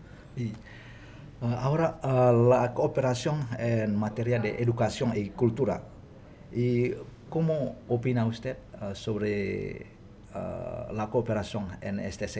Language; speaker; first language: Spanish; non-native, fluent; Indonesian